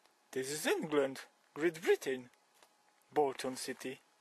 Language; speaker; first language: English; non-native, learner; Polish